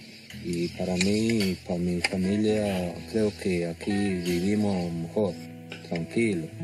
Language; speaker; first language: Spanish; non-native, local second language; Plautdietsch